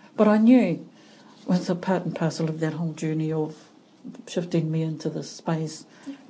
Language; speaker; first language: English; native; English